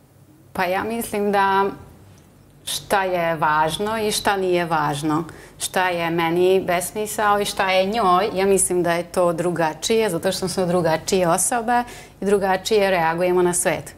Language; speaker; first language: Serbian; non-native, local second language; Hungarian